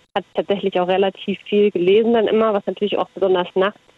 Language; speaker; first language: German; early bilingual, heritage; German